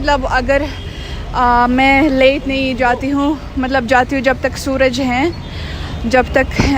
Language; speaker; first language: Hindi; non-native, fluent; Russian